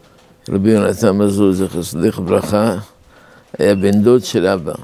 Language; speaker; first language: Hebrew; non-native, fluent; Arabic